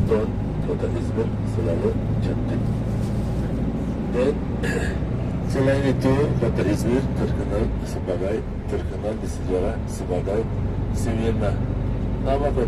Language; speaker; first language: Indonesian; non-native, fluent; Turkish